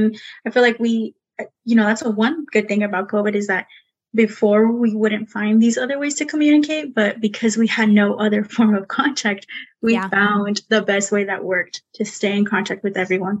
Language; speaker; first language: English; early bilingual, other home language; Spanish